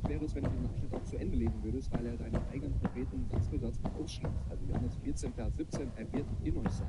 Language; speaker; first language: German; native; German